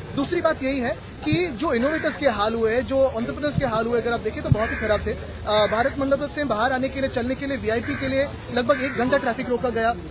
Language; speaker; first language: Hindi; non-native, local second language; Marathi